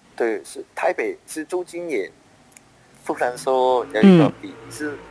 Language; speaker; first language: Chinese; non-native, fluent; Cantonese